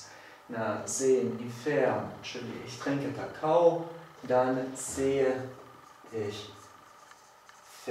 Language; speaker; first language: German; non-native, fluent; Polish